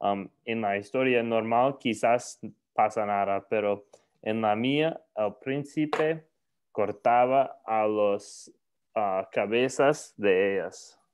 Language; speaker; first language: Spanish; non-native, learner; English